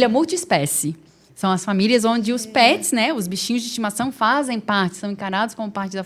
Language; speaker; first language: Portuguese; native; Portuguese